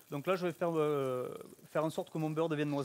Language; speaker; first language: French; native; French